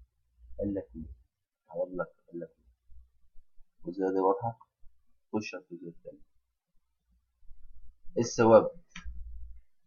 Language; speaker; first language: Arabic; native; Arabic